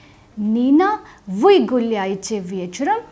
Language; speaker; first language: Russian; non-native, fluent; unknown